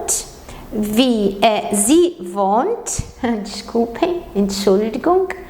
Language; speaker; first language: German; non-native, fluent; Portuguese